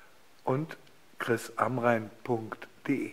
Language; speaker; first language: German; native; German